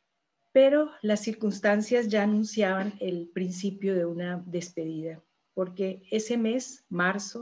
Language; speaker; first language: Spanish; native; Spanish